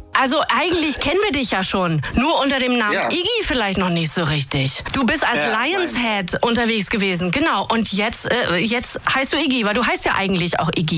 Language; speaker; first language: German; native; German